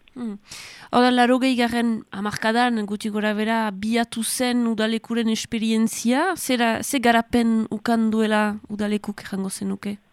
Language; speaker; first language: Basque; native; Basque